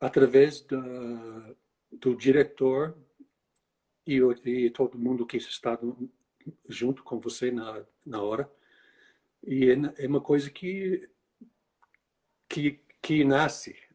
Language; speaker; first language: Portuguese; non-native, fluent; English